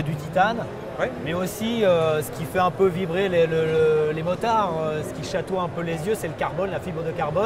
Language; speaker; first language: French; native; French